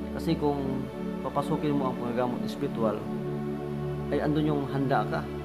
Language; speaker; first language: Filipino; non-native, local second language; Cebuano